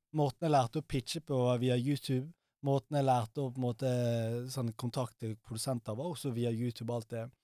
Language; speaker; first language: Norwegian; early bilingual, other home language; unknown